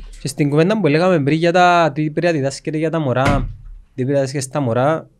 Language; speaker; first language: Greek; native; Greek